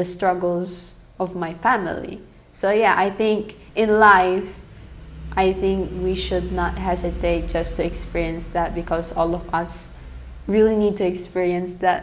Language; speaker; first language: English; native; English